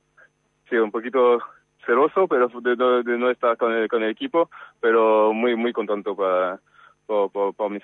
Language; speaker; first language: Spanish; non-native, fluent; French